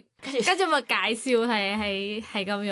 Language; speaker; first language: Cantonese; non-native, fluent; Thai